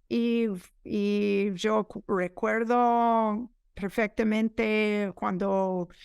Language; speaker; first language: Spanish; non-native, fluent; English